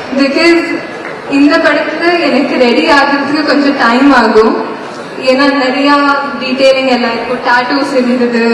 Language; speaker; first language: Tamil; non-native, learner; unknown